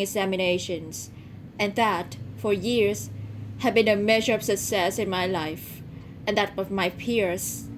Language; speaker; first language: English; non-native, learner; Vietnamese